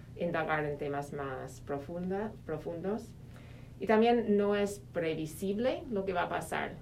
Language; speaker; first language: Spanish; non-native, fluent; English